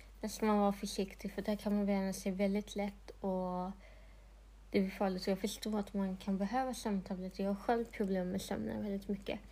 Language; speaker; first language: Swedish; non-native, local second language; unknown